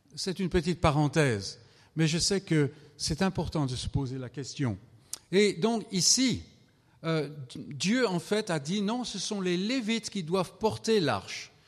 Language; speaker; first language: French; native; French